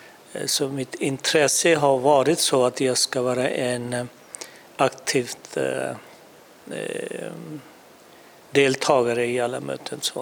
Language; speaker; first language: Swedish; non-native, fluent; Urdu